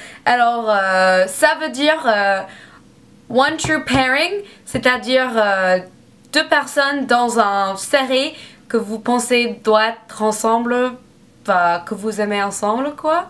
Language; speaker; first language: French; non-native, learner; English